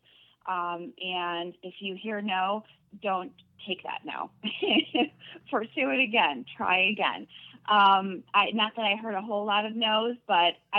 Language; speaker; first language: English; native; English